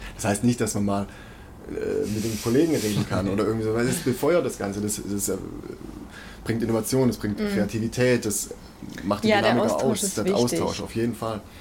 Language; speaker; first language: German; native; German